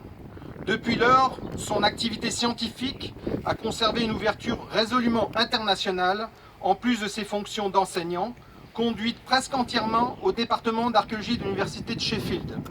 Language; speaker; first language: French; native; French